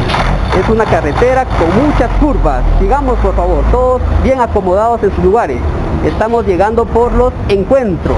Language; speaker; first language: Spanish; native; Spanish